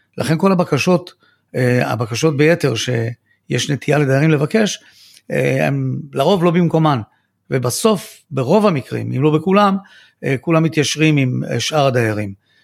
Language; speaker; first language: Hebrew; native; Hebrew